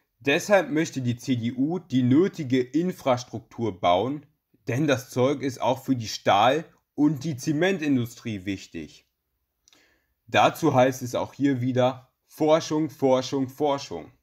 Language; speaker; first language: German; native; German